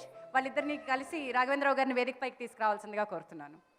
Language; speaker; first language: Telugu; native; Telugu